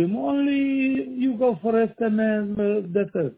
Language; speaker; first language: English; non-native, learner; Romanian